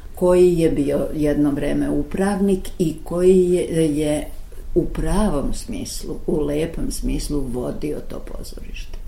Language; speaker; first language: Serbian; native; Serbian